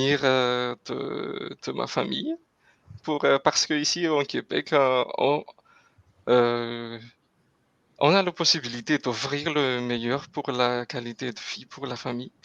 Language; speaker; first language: French; non-native, local second language; Malagasy